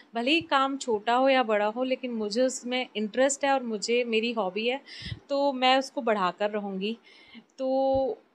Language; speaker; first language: Hindi; native; Hindi